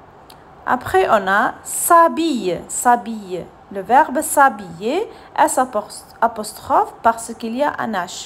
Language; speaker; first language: French; non-native, fluent; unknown